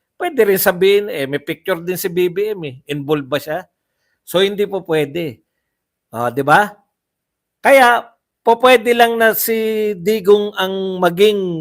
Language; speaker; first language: Filipino; native; Filipino